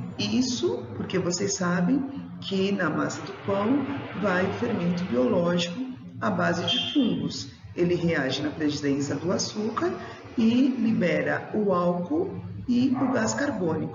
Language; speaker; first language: Portuguese; native; Portuguese